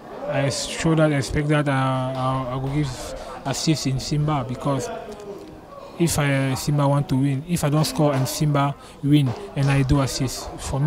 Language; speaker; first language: English; non-native, learner; French